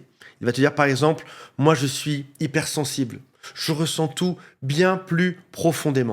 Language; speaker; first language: French; native; French